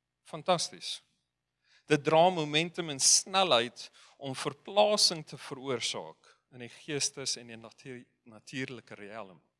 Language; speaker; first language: Afrikaans; non-native, fluent; Dutch